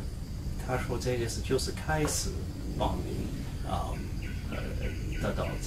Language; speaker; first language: Chinese; non-native, learner; English